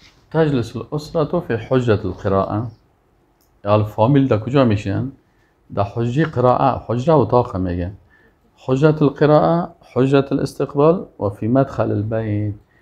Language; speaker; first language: Arabic; non-native, fluent; Persian